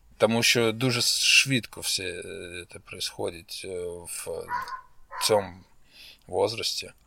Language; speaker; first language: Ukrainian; non-native, local second language; Russian